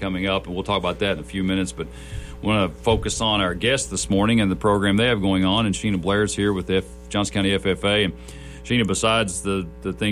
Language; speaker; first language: English; native; English